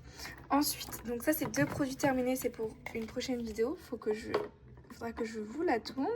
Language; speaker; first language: French; native; French